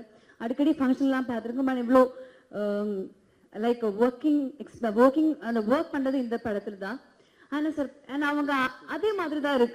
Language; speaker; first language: Tamil; non-native, fluent; Malayalam